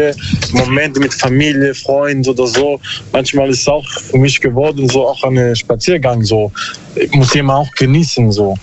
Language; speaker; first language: German; non-native, learner; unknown